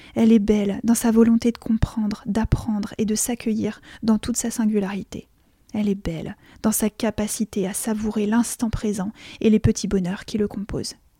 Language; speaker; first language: French; native; French